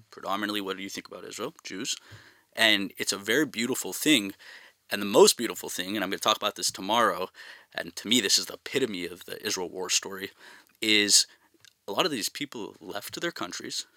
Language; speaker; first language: English; native; English